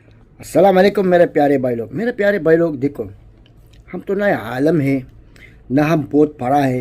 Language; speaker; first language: Hindi; non-native, learner; Arabic